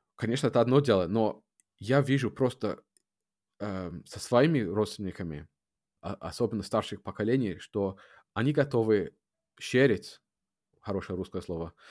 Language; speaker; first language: Russian; non-native, fluent; English